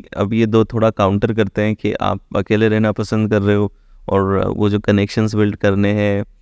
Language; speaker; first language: Hindi; native; Hindi